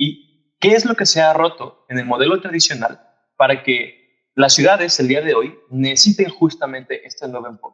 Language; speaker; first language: Spanish; native; Spanish